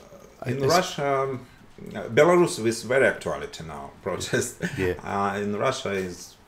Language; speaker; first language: English; non-native, learner; Russian